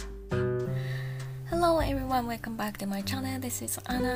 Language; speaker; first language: English; non-native, fluent; Japanese